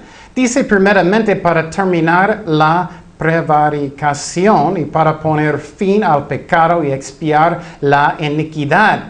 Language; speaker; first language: Spanish; non-native, fluent; English